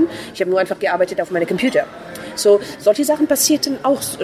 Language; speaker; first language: German; non-native, fluent; Persian